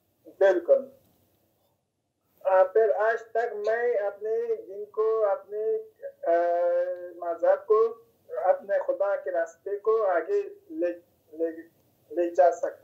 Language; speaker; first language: Hindi; non-native, fluent; Persian